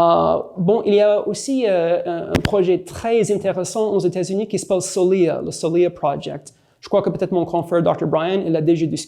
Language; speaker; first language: French; non-native, fluent; English